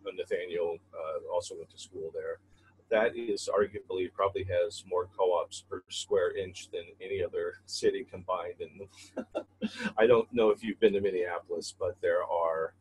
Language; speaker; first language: English; native; English